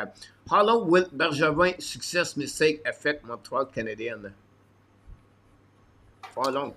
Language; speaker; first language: English; non-native, fluent; French